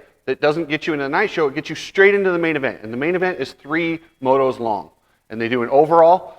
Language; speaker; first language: English; native; English